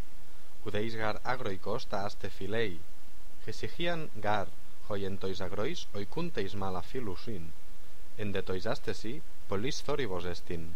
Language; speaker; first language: Greek; non-native, fluent; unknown